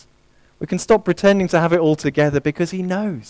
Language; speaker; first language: English; native; English